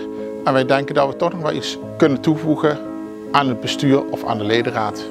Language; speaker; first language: Dutch; native; Dutch